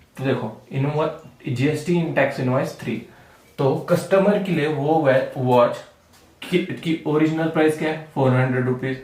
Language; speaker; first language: Hindi; non-native, local second language; Marathi